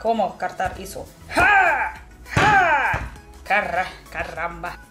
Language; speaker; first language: Portuguese; non-native, learner; Russian